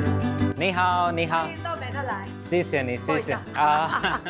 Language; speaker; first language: Chinese; non-native, learner; Hindi